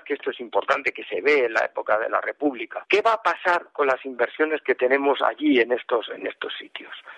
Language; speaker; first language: Spanish; native; Spanish